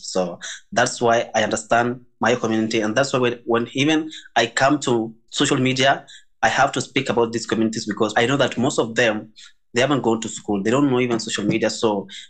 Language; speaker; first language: English; non-native, local second language; Masai